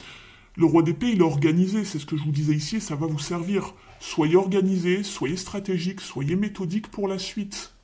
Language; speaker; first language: French; native; French